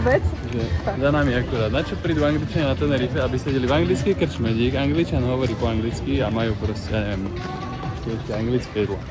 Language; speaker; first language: Slovak; native; Slovak